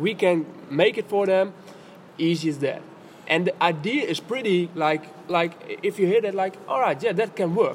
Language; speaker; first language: English; non-native, fluent; Dutch